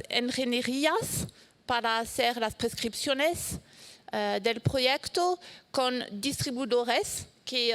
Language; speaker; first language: Spanish; non-native, fluent; French